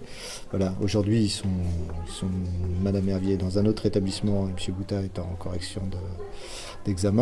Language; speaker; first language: French; native; French